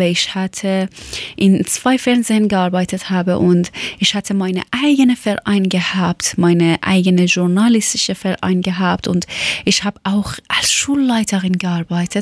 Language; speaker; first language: German; non-native, learner; Persian